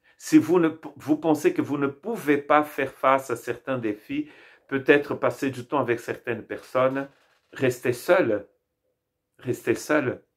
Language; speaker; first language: French; non-native, fluent; Portuguese